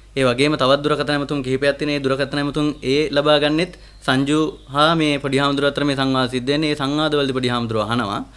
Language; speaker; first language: Sinhala; native; Sinhala